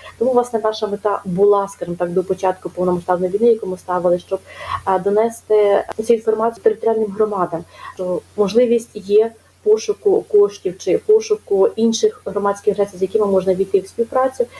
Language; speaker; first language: Ukrainian; native; Ukrainian